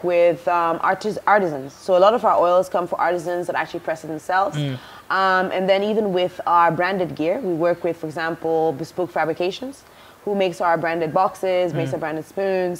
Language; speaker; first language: English; non-native, local second language; Akan